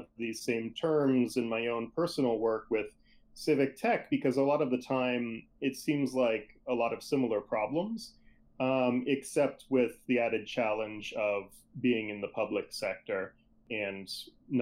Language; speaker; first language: English; native; English